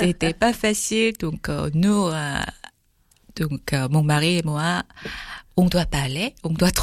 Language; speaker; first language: French; non-native, fluent; Korean